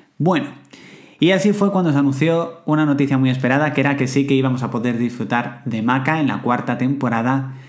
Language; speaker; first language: Spanish; native; Spanish